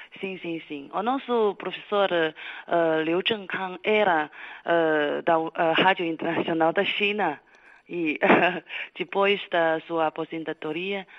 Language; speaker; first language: Portuguese; non-native, fluent; Chinese